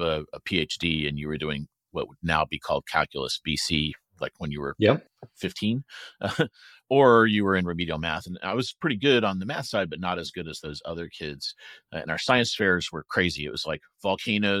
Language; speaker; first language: English; native; English